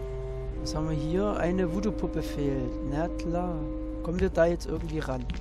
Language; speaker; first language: German; native; German